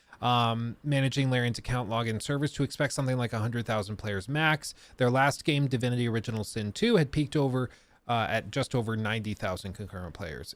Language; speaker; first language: English; native; English